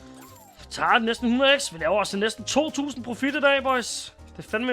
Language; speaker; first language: Danish; native; Danish